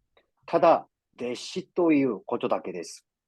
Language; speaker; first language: Japanese; non-native, fluent; Korean